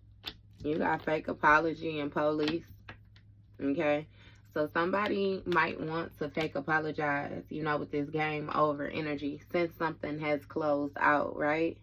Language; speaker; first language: English; native; English